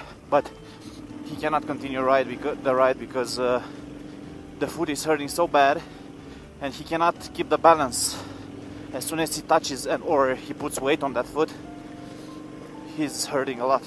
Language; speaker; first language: English; non-native, fluent; Romanian